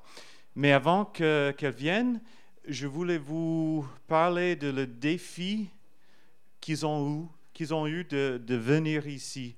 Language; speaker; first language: French; non-native, fluent; English